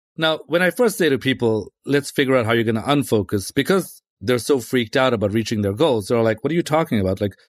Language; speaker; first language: English; native; English